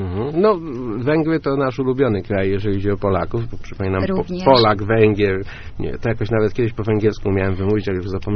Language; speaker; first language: Polish; native; Polish